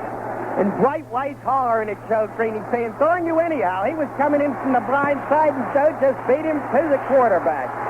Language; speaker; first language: English; native; English